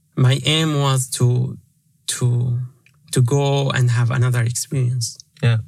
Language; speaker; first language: English; non-native, fluent; Arabic